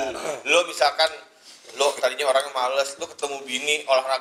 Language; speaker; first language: Indonesian; native; Indonesian